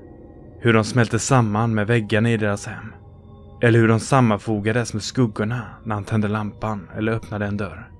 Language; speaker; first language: Swedish; native; Swedish